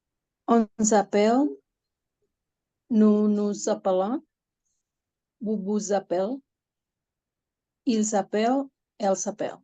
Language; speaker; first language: French; non-native, learner; Spanish